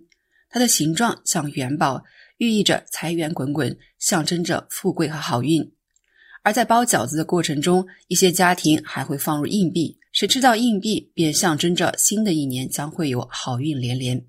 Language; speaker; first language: Chinese; native; Chinese